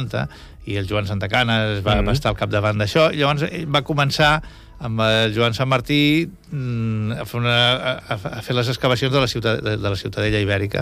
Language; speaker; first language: Catalan; native; Catalan